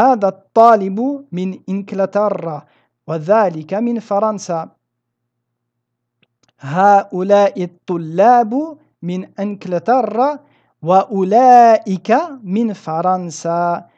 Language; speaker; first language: Arabic; non-native, fluent; French